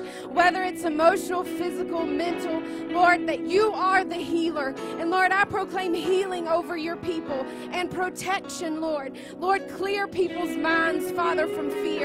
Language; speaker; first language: English; native; English